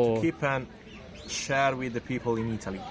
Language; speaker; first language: English; non-native, learner; Italian